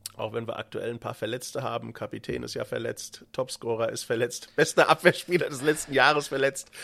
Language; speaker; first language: German; native; German